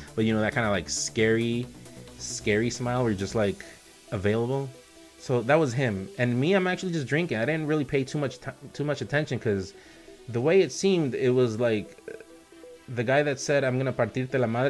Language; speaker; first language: English; native; English